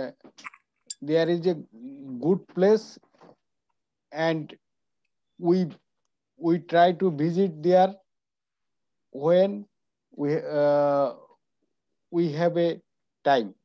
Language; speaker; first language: English; non-native, learner; Bangla